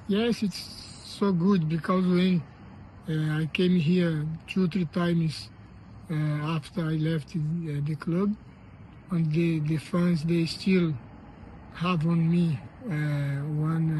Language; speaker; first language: English; non-native, learner; Portuguese